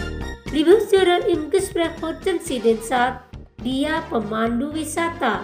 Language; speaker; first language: German; non-native, fluent; Indonesian